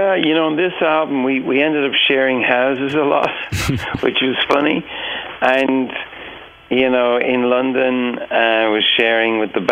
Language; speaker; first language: English; native; English